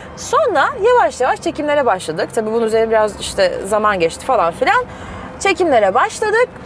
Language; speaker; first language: Turkish; early bilingual, other home language; Russian